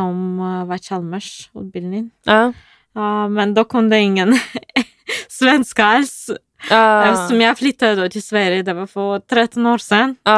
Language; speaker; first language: Swedish; non-native, fluent; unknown